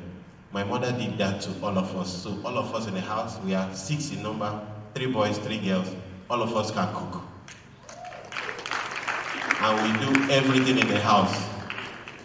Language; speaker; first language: English; non-native, local second language; Igbo